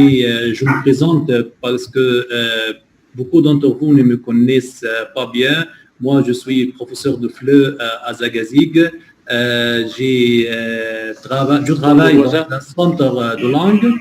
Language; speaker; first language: French; non-native, fluent; Arabic